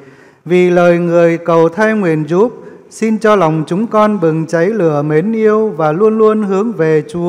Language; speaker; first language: Vietnamese; native; Vietnamese